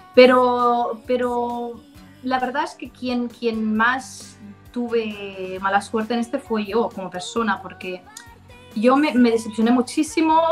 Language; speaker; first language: Spanish; non-native, fluent; Danish